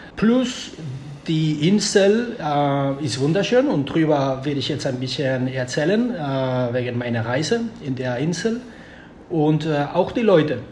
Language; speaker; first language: German; non-native, fluent; Spanish